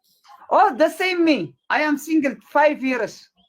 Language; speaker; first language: English; non-native, learner; Tigrinya